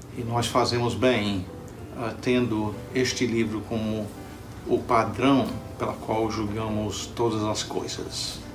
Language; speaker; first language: Portuguese; early bilingual, other home language; English